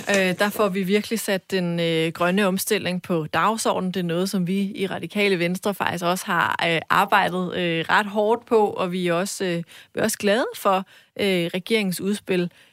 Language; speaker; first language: Danish; early bilingual, other home language; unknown